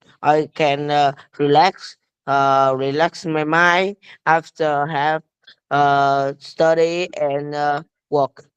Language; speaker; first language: English; non-native, learner; Vietnamese